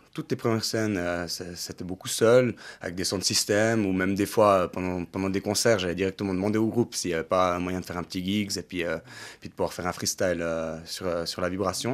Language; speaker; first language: French; native; French